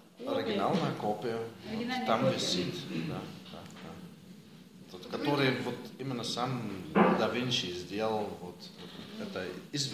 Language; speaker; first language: Russian; non-native, fluent; Dutch